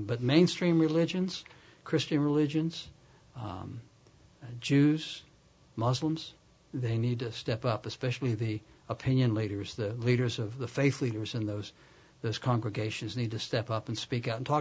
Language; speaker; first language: English; native; English